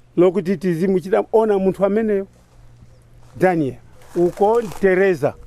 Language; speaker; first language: Nyanja; non-native, local second language; Tumbuka